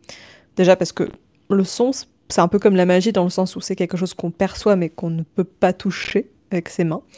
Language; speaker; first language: French; native; French